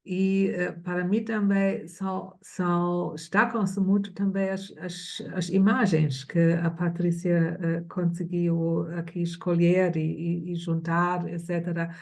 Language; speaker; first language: Portuguese; non-native, fluent; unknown